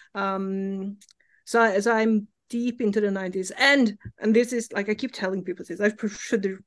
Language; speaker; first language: English; non-native, fluent; Norwegian